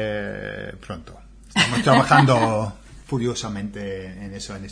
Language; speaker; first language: Spanish; non-native, fluent; English